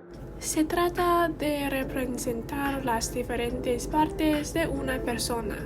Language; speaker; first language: Spanish; non-native, learner; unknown